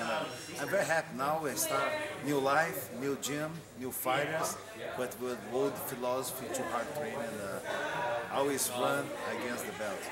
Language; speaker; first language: English; non-native, learner; Portuguese